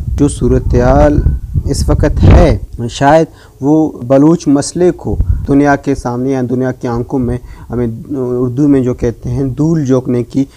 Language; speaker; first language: Urdu; non-native, local second language; Baluchi